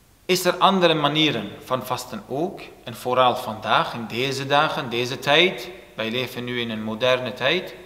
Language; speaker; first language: Dutch; non-native, fluent; Turoyo